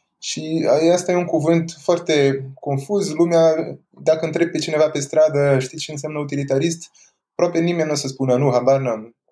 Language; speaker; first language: Romanian; non-native, fluent; Portuguese